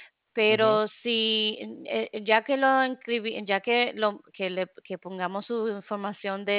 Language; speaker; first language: Spanish; non-native, fluent; English